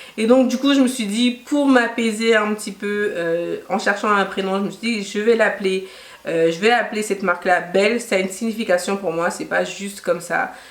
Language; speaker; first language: French; non-native, local second language; Haitian Creole